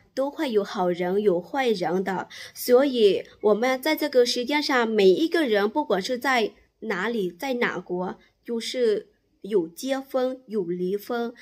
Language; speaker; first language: Chinese; non-native, fluent; Lao